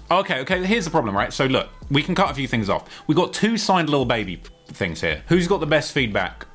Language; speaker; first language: English; native; English